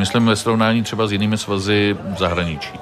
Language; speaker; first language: Czech; native; Czech